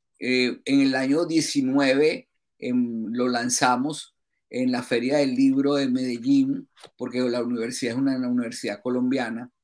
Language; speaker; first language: Spanish; native; Spanish